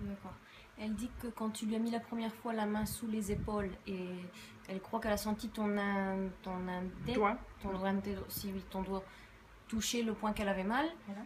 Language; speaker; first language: French; native; French